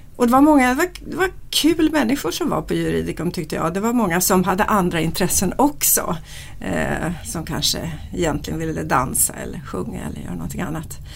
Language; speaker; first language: Swedish; native; Swedish